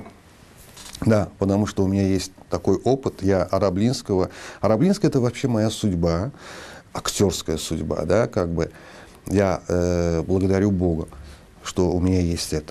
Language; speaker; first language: Russian; non-native, local second language; Azerbaijani